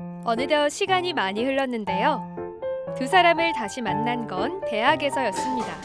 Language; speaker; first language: Korean; native; Korean